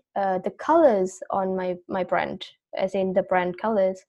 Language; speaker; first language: English; non-native, fluent; Indonesian